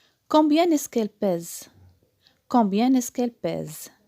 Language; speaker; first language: French; non-native, local second language; Arabic